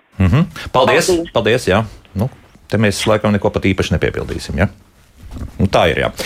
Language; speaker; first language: Latvian; native; Latvian